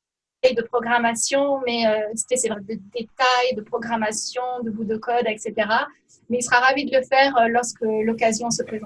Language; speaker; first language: French; native; French